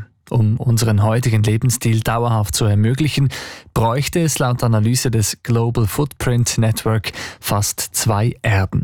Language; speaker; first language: German; native; German